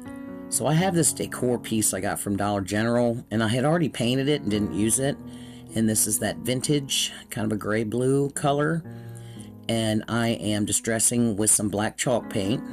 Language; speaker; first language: English; native; English